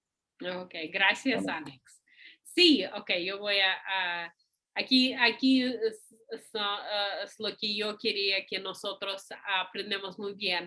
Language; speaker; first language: Spanish; non-native, fluent; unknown